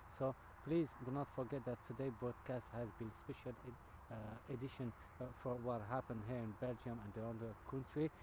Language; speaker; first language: English; non-native, fluent; French